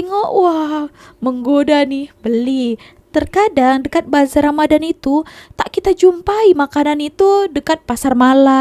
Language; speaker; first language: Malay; non-native, local second language; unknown